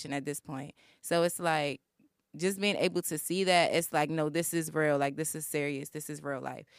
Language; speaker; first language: English; native; English